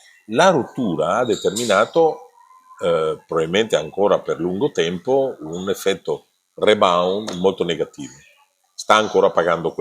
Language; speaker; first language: Italian; native; Italian